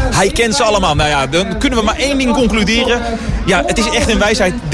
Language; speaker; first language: Dutch; native; Dutch